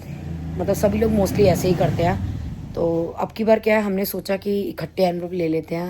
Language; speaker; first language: Hindi; native; Hindi